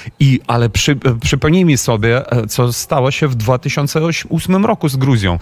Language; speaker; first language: Polish; non-native, fluent; Ukrainian